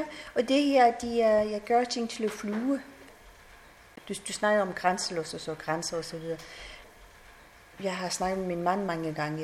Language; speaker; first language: Danish; non-native, fluent; Persian